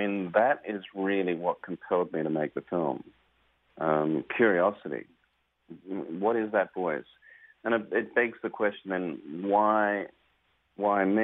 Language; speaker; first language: English; native; English